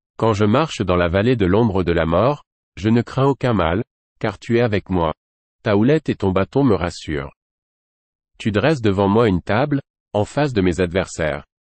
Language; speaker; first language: French; non-native, local second language; Haitian Creole